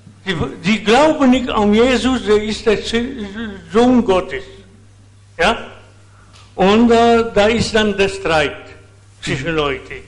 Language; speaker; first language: German; non-native, learner; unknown